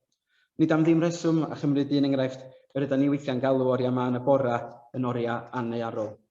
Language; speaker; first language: Welsh; native; Welsh